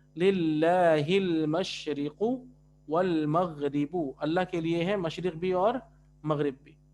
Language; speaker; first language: Urdu; native; Urdu